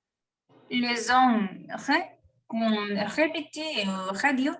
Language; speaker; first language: French; non-native, learner; Spanish